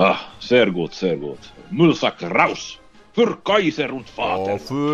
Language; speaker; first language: German; non-native, learner; Finnish